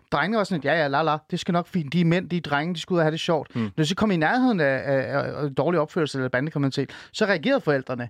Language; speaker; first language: Danish; early bilingual, other home language; Persian